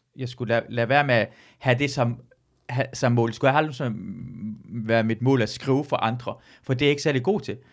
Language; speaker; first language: Danish; early bilingual, other home language; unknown